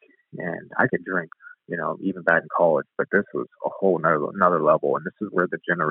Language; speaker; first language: English; native; English